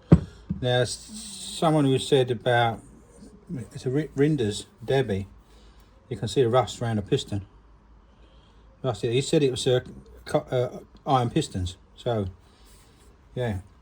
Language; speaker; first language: English; native; English